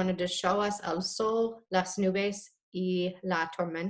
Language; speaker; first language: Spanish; non-native, fluent; English